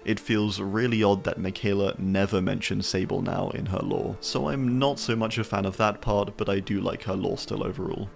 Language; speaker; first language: English; native; English